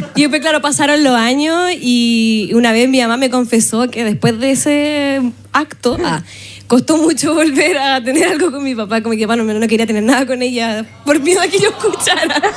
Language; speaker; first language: Spanish; native; Spanish